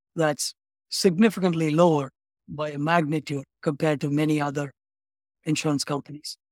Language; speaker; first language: English; non-native, local second language; Tamil